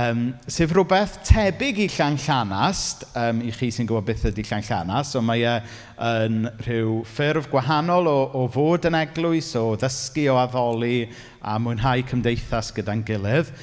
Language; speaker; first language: Welsh; native; Welsh